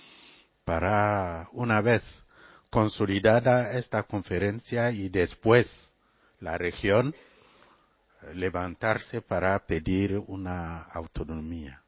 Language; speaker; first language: Spanish; non-native, fluent; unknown